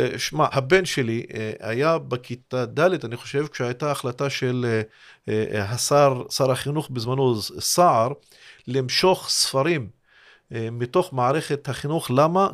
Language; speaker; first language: Hebrew; non-native, local second language; Arabic